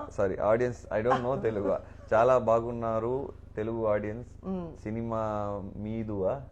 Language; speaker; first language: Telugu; non-native, learner; Tamil